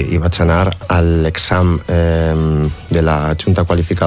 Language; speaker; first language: Catalan; non-native, learner; Spanish